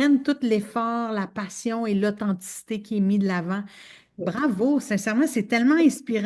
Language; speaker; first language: French; native; French